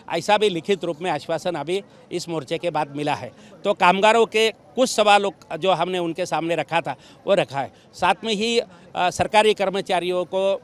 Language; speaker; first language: Hindi; non-native, local second language; Marathi